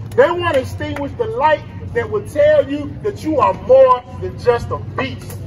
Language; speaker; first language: English; native; English